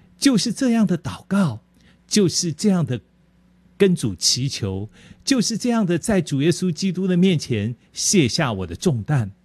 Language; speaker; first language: Chinese; native; Chinese